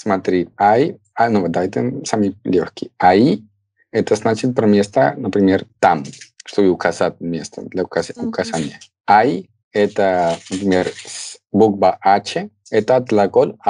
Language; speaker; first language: Russian; non-native, fluent; Spanish